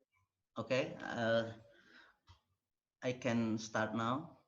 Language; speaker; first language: English; non-native, learner; Indonesian